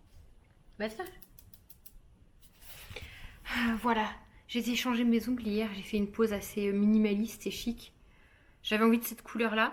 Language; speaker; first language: French; native; French